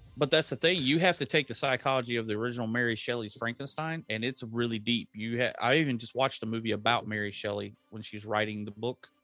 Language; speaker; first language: English; native; English